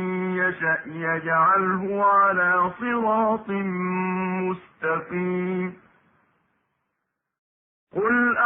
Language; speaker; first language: Arabic; native; Arabic